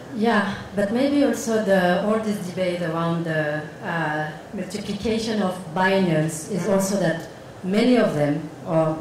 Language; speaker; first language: English; non-native, fluent; Arabic